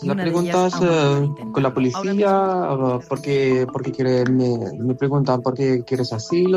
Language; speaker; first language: Spanish; non-native, learner; Arabic